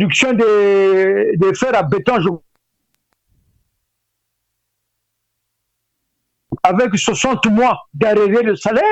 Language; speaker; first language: French; non-native, local second language; Lingala